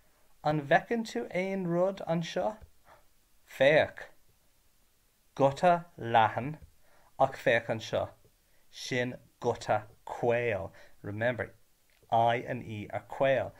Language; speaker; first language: Irish; non-native, learner; English